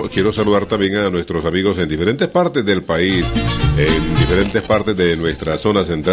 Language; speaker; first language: Spanish; native; Spanish